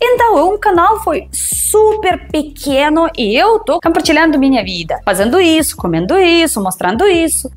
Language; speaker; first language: Portuguese; non-native, fluent; Russian